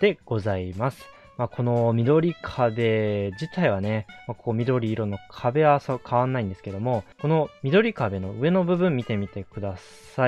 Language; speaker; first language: Japanese; native; Japanese